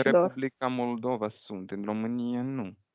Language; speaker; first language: Romanian; non-native, fluent; Russian